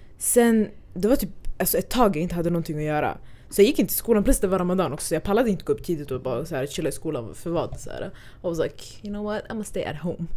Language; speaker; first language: Swedish; early bilingual, other home language; Somali